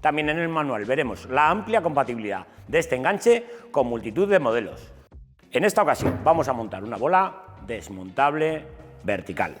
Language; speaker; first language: Spanish; native; Spanish